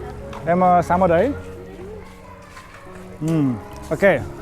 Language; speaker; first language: Vietnamese; non-native, learner; Lithuanian